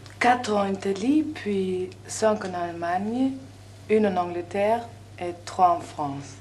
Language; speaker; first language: French; non-native, fluent; German